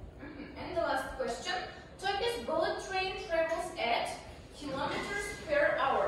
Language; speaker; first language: English; non-native, learner; Kazakh